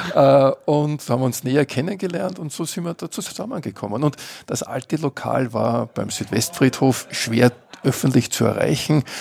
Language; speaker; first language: German; native; German